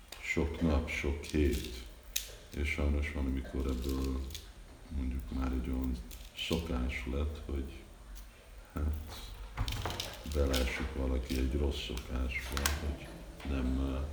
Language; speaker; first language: Hungarian; early bilingual, heritage; Hungarian